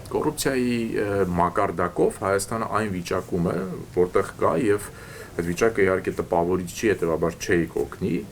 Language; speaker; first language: Armenian; native; Armenian